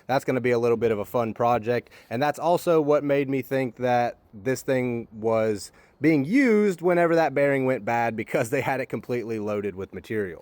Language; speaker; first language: English; native; English